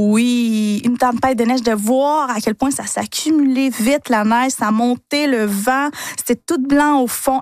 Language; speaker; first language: French; early bilingual, other home language; Spanish